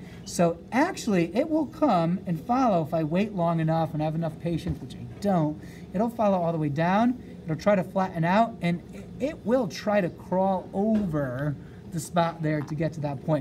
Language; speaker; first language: English; native; English